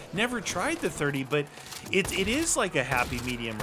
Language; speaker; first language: English; native; English